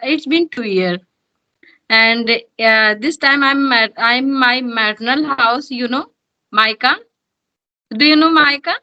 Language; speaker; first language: English; non-native, learner; Hindi